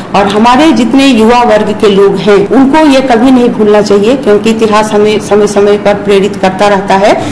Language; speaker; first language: Hindi; non-native, local second language; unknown